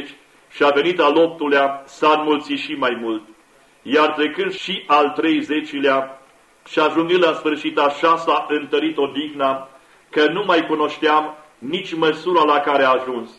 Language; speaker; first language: Romanian; native; Romanian